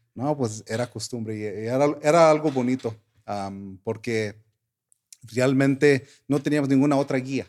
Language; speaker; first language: Spanish; early bilingual, heritage; Spanish